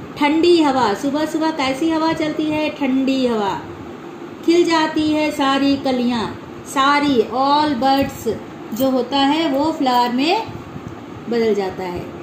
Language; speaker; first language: Hindi; non-native, local second language; Telugu